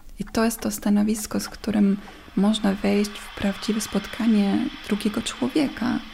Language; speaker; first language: Polish; non-native, fluent; German